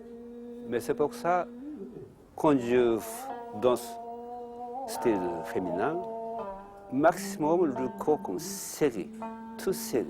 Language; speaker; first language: French; non-native, learner; Japanese